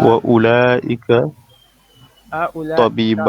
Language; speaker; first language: Arabic; non-native, learner; French